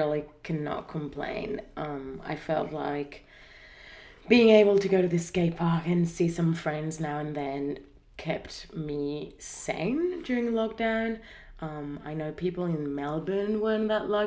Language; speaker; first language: English; non-native, fluent; Spanish